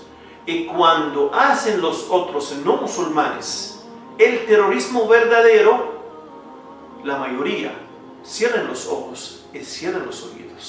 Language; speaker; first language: Spanish; non-native, fluent; Arabic